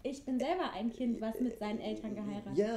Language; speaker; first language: German; native; German